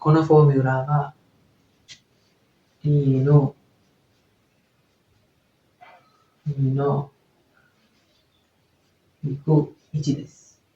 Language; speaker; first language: Japanese; non-native, learner; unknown